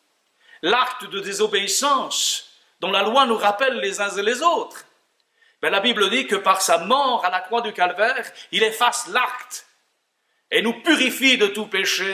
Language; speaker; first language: French; native; French